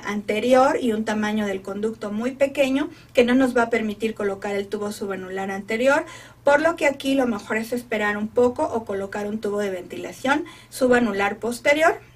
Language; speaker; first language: Spanish; native; Spanish